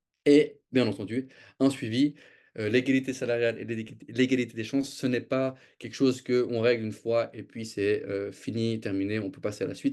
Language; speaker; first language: French; native; French